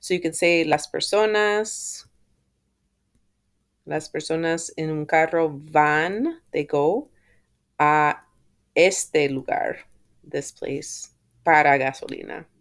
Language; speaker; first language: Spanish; non-native, fluent; English